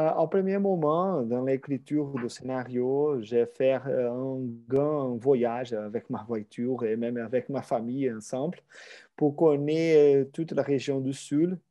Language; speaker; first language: French; non-native, fluent; Portuguese